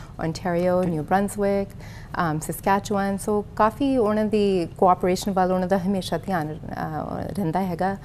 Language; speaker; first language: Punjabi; early bilingual, heritage; Punjabi